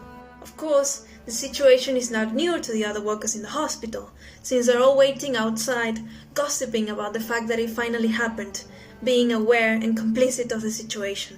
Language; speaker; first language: English; non-native, fluent; Spanish